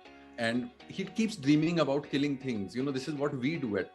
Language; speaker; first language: English; non-native, local second language; Hindi